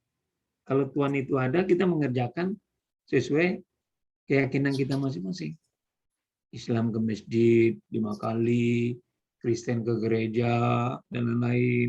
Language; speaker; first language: Indonesian; native; Indonesian